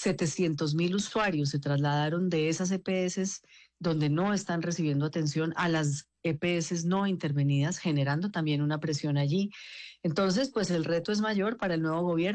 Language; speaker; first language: Spanish; native; Spanish